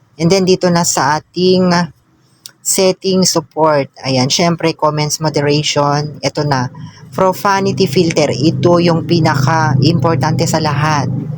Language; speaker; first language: Filipino; non-native, local second language; Cebuano